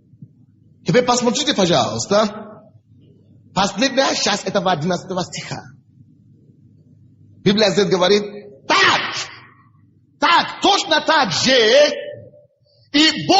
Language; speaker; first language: Russian; non-native, fluent; Yoruba